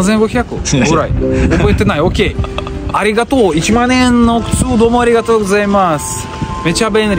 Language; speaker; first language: Japanese; non-native, learner; Russian